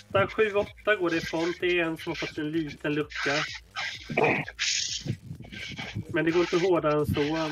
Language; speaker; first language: Swedish; native; Swedish